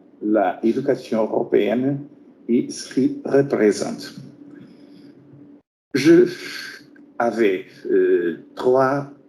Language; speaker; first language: French; non-native, fluent; Portuguese